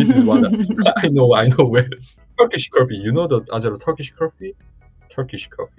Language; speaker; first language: English; non-native, learner; Korean